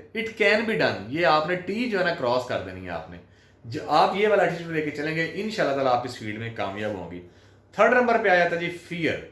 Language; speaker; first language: Urdu; non-native, local second language; Punjabi